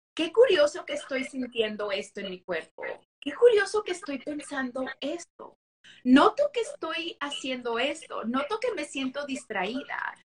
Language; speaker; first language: Spanish; early bilingual, heritage; Spanish